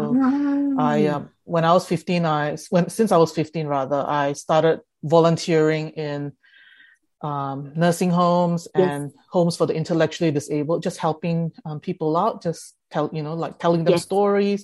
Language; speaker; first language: English; early bilingual, other home language; Indonesian